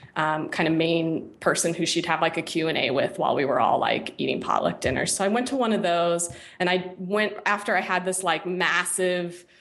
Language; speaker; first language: English; native; English